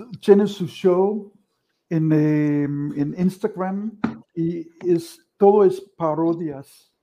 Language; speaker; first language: Spanish; non-native, fluent; Danish